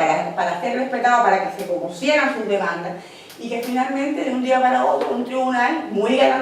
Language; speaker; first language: Spanish; native; Spanish